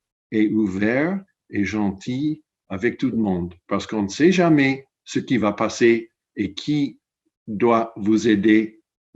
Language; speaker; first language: French; non-native, fluent; English